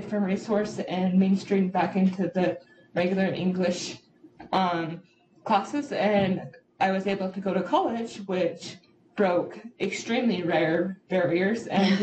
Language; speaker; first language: English; native; English